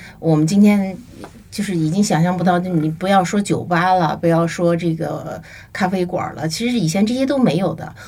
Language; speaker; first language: Chinese; native; Chinese